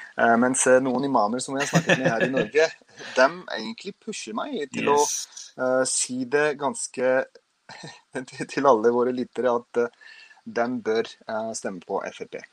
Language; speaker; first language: Norwegian; early bilingual, other home language; Urdu